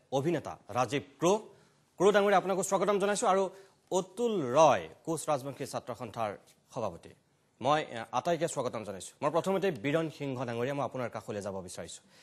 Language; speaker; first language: Assamese; native; Assamese